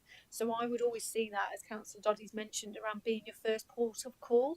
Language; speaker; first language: English; native; English